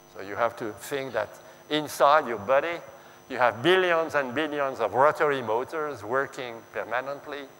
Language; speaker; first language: English; non-native, fluent; French